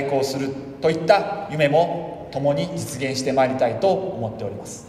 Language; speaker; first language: Japanese; native; Japanese